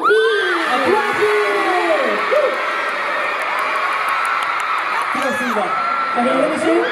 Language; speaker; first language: Korean; native; Korean